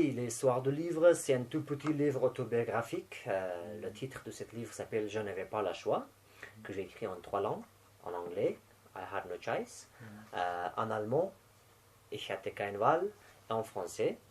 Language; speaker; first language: French; non-native, fluent; Persian